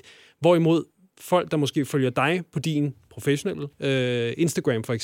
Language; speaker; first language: Danish; native; Danish